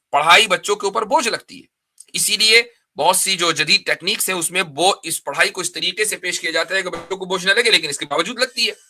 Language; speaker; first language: Urdu; native; Urdu